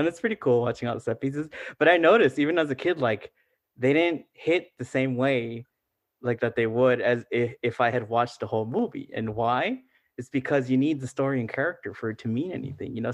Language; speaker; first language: English; early bilingual, other home language; Spanish